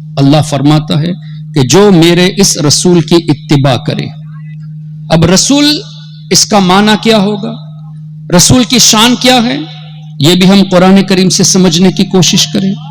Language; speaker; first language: Urdu; non-native, fluent; Memoni